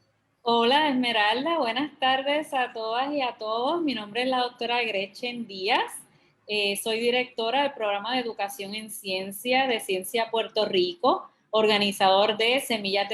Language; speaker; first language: Spanish; native; Spanish